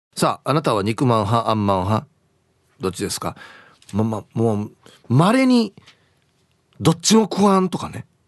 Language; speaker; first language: Japanese; native; Japanese